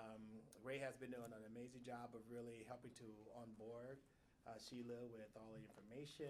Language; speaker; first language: English; native; English